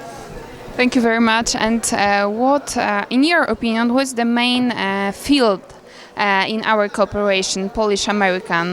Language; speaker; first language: English; non-native, learner; Polish